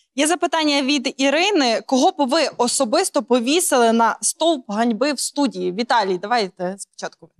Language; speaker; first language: Ukrainian; native; Ukrainian